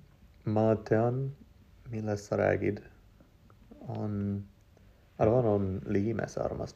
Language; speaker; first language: Estonian; non-native, learner; English